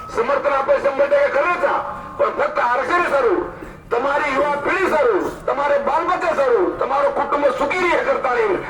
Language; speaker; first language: Marathi; non-native, local second language; Lambadi